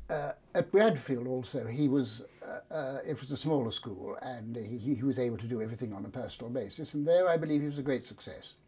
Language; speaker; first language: English; native; English